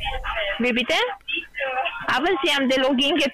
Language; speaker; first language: German; non-native, learner; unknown